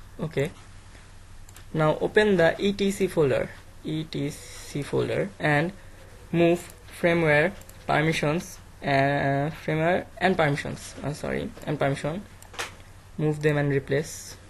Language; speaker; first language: English; non-native, learner; Bangla